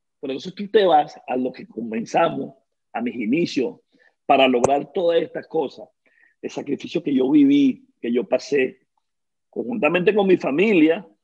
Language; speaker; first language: Spanish; native; Spanish